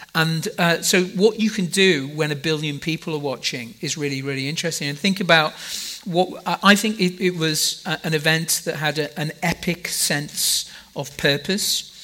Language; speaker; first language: English; native; English